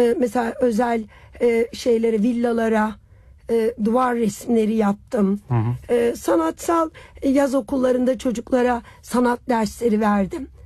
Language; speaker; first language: Turkish; native; Turkish